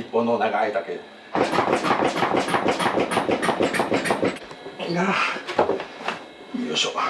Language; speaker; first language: Japanese; native; Japanese